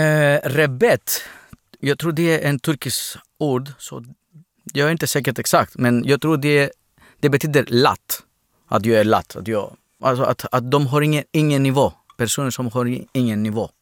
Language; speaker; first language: Swedish; non-native, fluent; Greek